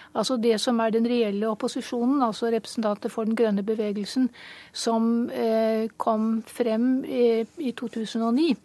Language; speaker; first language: Norwegian; native; Norwegian